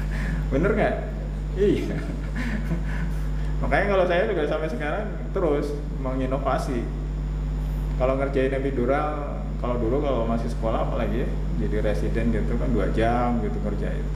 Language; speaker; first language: Indonesian; native; Indonesian